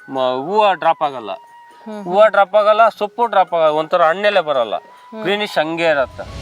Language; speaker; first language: Kannada; native; Kannada